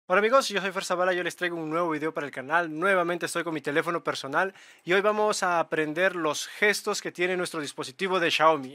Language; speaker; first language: Spanish; native; Spanish